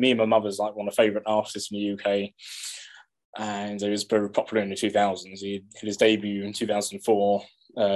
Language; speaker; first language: English; native; English